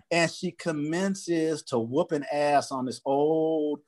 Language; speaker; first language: English; native; English